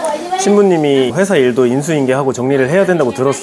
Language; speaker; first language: Korean; native; Korean